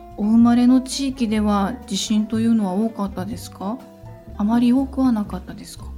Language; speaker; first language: Japanese; native; Japanese